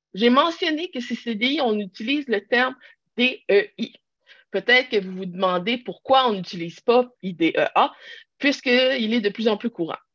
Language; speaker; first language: French; native; French